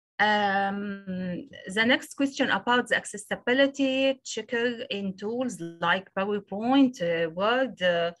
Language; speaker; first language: English; non-native, local second language; Arabic